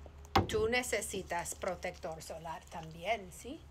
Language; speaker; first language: Spanish; non-native, fluent; English